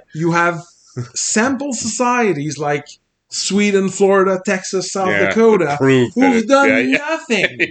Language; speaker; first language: English; non-native, fluent; French